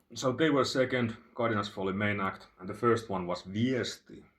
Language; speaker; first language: English; non-native, fluent; Finnish